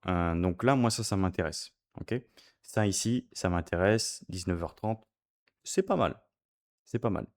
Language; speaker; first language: French; native; French